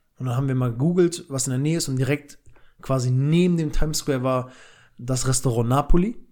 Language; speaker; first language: German; early bilingual, other home language; Albanian